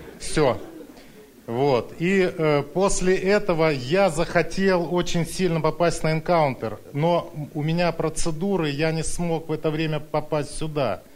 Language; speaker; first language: Russian; native; Russian